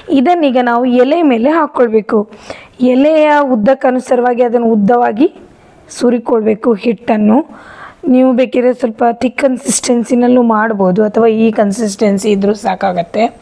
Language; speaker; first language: Kannada; non-native, local second language; Konkani